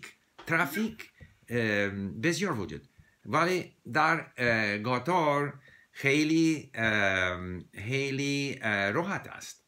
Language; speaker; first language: Persian; non-native, learner; English